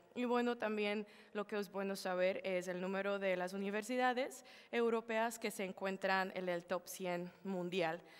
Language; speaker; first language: Spanish; non-native, fluent; Slovak